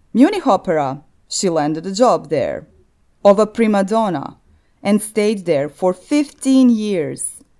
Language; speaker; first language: English; non-native, fluent; Croatian